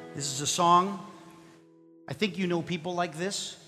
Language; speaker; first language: English; non-native, fluent; Spanish